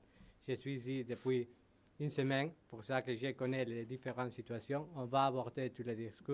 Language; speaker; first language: French; non-native, fluent; Spanish